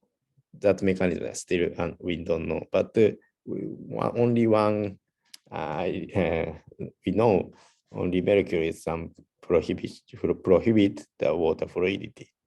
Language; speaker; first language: English; non-native, learner; Japanese